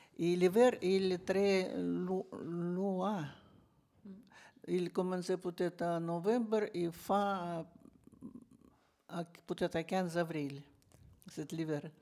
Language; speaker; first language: French; non-native, learner; Russian